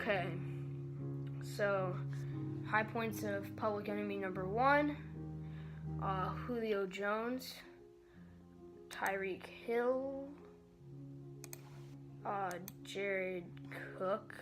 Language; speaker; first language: English; native; English